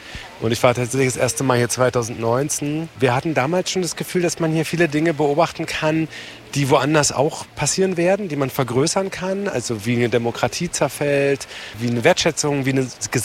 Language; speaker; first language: German; native; German